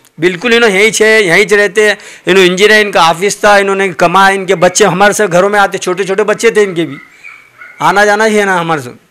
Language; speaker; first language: Hindi; non-native, local second language; Urdu